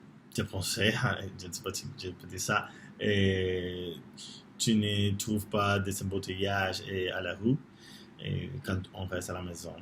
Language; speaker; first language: French; non-native, learner; Spanish